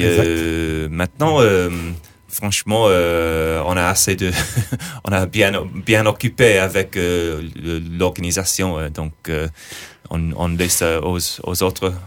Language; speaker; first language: French; non-native, fluent; English